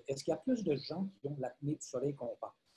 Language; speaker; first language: French; native; French